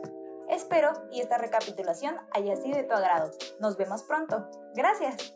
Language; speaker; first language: Spanish; native; Spanish